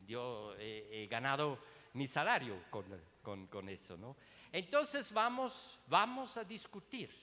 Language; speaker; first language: Spanish; non-native, learner; Swiss German